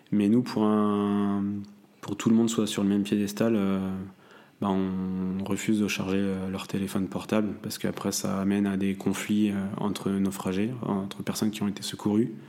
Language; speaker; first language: French; native; French